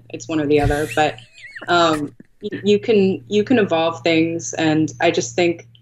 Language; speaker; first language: English; native; English